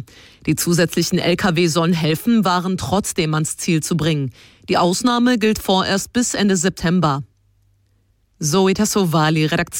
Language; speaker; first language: German; native; German